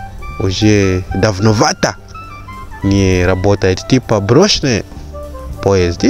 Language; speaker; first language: Russian; non-native, fluent; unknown